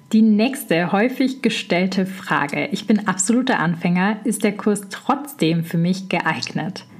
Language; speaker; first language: German; native; German